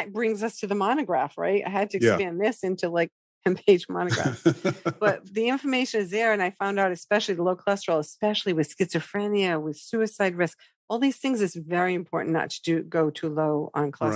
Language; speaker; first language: English; native; English